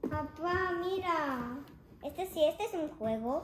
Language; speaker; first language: Spanish; early bilingual, heritage; Spanish